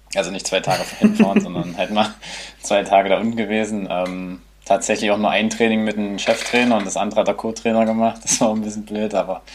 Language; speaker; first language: German; native; German